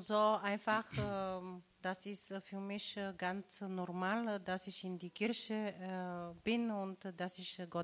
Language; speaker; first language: German; non-native, learner; Bulgarian